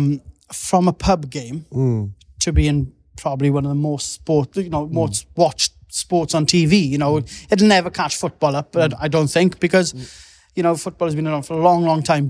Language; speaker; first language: English; native; English